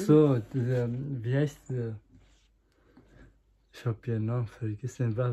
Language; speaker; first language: German; non-native, learner; Persian